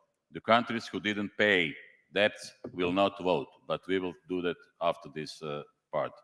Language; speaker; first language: English; non-native, fluent; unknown